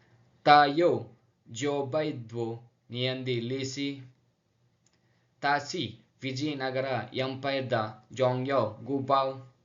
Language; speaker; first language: Chinese; non-native, learner; Telugu